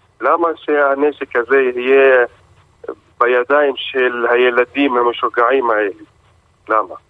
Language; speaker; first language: Hebrew; non-native, local second language; Arabic